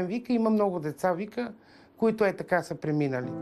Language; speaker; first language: Bulgarian; native; Bulgarian